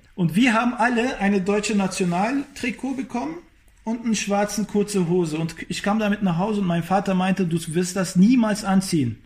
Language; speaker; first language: German; early bilingual, other home language; Turkish